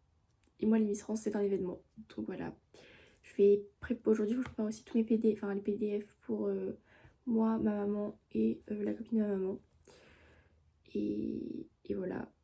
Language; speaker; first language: French; native; French